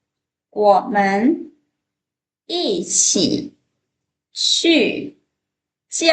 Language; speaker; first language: Chinese; non-native, fluent; Lao